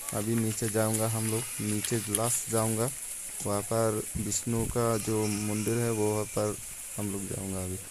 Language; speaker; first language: Hindi; non-native, local second language; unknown